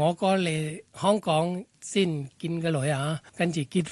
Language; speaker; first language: Cantonese; non-native, fluent; Thai